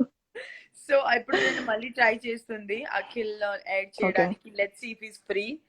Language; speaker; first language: Telugu; non-native, local second language; Gujarati